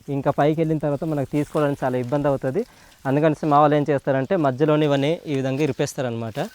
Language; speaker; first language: Telugu; non-native, local second language; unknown